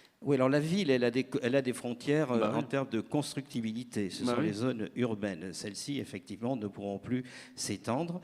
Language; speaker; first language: French; native; French